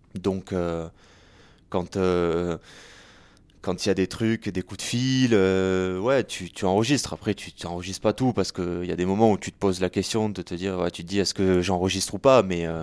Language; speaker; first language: French; native; French